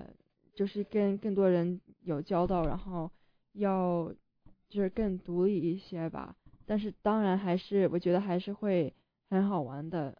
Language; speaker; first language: Chinese; early bilingual, heritage; Chinese